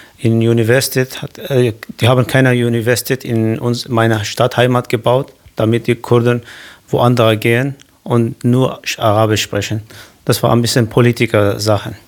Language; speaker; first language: German; non-native, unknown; Kurdish